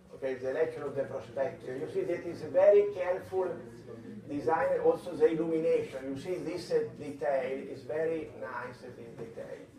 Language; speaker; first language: English; non-native, fluent; Italian